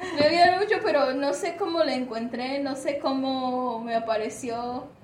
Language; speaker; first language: Spanish; early bilingual, heritage; Spanish